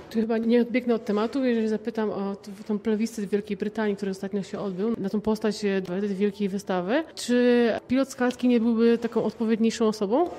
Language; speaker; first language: Polish; native; Polish